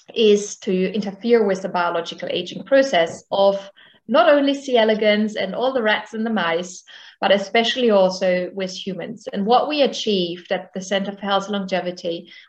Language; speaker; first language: English; non-native, fluent; German